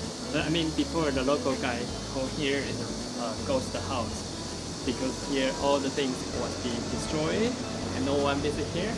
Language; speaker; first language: English; non-native, local second language; Chinese